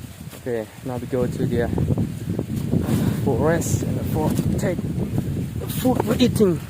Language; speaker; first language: English; non-native, local second language; Khmer